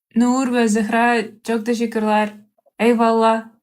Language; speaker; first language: Turkish; non-native, learner; Russian